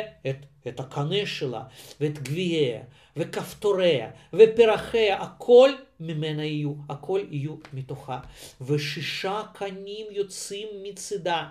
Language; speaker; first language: Hebrew; non-native, fluent; Russian